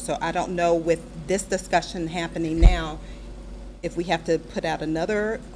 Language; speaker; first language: English; native; English